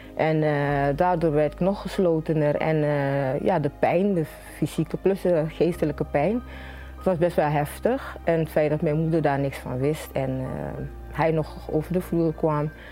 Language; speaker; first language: Dutch; native; Dutch